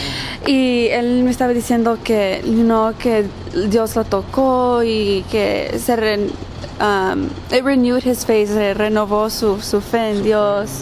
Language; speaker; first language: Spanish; early bilingual, heritage; Spanish